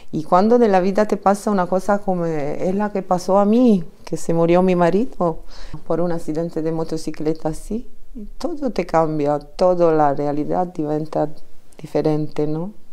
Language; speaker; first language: Spanish; non-native, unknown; Italian